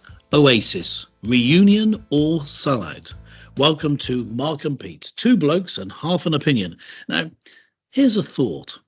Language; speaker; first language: English; native; English